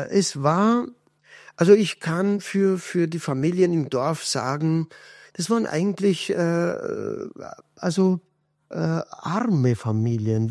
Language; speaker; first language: German; non-native, fluent; Kurdish